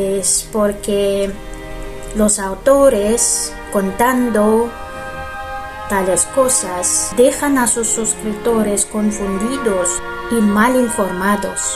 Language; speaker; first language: Spanish; non-native, fluent; Russian